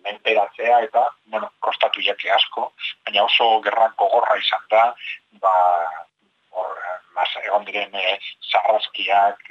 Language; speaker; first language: Basque; native; Basque